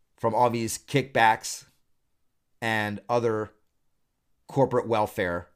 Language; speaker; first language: English; native; English